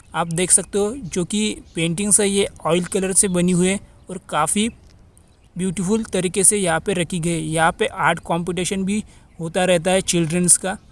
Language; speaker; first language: Hindi; non-native, local second language; Marathi